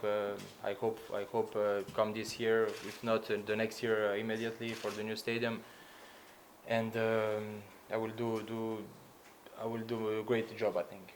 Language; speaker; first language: English; non-native, learner; Slovenian